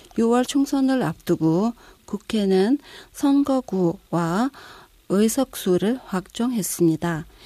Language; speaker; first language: Korean; non-native, fluent; Mongolian